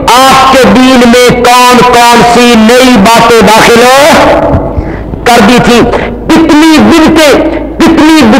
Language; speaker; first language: Urdu; non-native, local second language; Punjabi